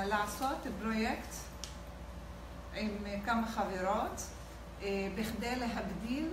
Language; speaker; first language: Hebrew; non-native, local second language; Arabic